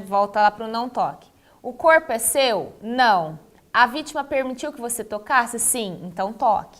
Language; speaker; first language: Portuguese; native; Portuguese